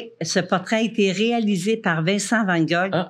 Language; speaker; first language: French; native; French